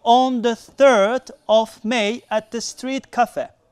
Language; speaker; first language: English; non-native, fluent; Turkish